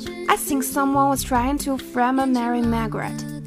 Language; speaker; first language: English; non-native, fluent; Chinese